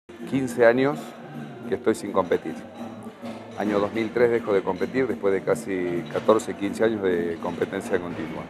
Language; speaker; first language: Spanish; native; Spanish